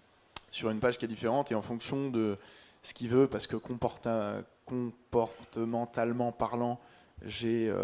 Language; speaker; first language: French; native; French